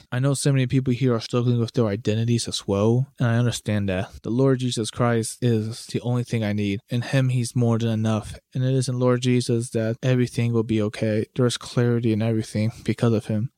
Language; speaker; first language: English; native; English